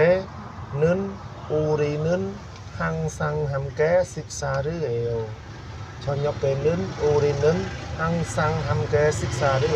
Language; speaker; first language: Korean; non-native, learner; Khmer